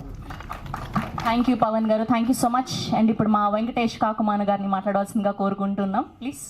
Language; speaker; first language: Telugu; native; Telugu